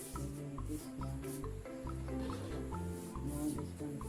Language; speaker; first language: English; non-native, local second language; Filipino